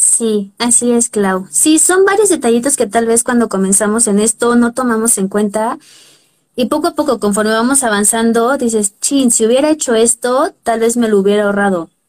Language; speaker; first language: Spanish; native; Spanish